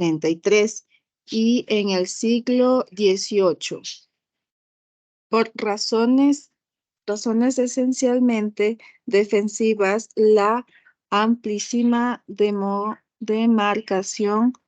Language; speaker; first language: Spanish; native; Spanish